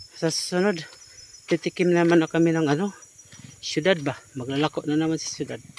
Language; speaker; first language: Filipino; non-native, local second language; Cebuano